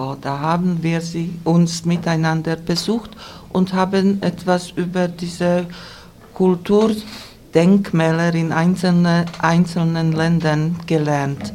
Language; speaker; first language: German; non-native, fluent; Slovak